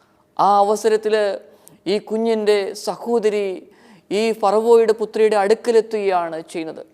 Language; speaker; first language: Malayalam; native; Malayalam